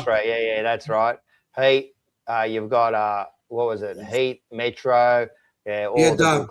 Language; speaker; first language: English; native; English